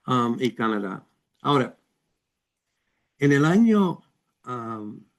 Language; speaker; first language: Spanish; non-native, fluent; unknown